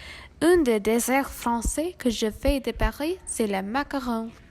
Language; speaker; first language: French; non-native, learner; English